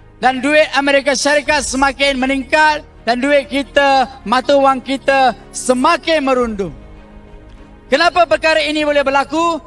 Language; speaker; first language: Malay; non-native, local second language; Tamil